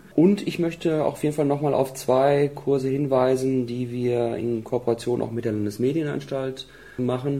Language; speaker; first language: German; native; German